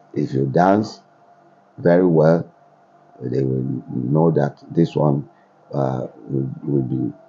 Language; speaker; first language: English; non-native, local second language; Yoruba